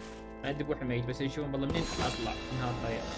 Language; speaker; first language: Arabic; native; Arabic